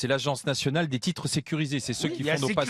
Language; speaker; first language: French; native; French